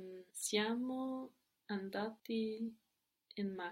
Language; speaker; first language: Italian; non-native, learner; English